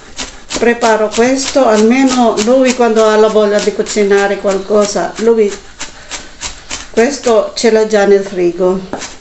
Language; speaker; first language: Italian; non-native, learner; Filipino